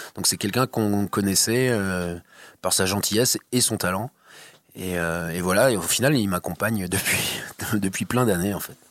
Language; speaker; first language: French; native; French